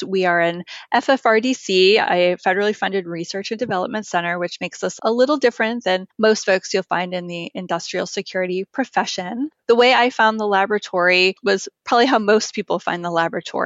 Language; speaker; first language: English; native; English